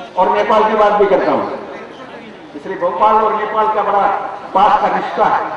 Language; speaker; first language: Hindi; native; Hindi